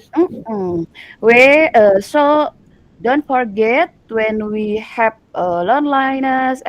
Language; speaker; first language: English; non-native, learner; Indonesian